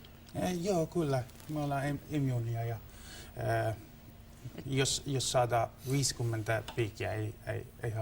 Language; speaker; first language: Finnish; non-native, learner; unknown